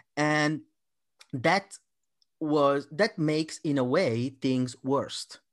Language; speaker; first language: English; non-native, fluent; Italian